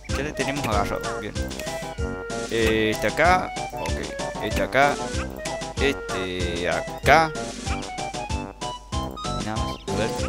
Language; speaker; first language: Spanish; native; Spanish